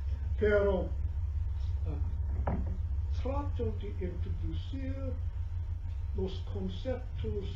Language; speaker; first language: Spanish; non-native, learner; English